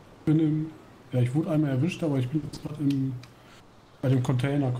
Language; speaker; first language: German; native; German